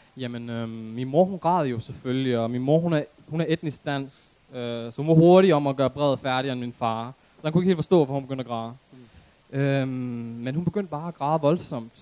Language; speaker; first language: Danish; early bilingual, other home language; Arabic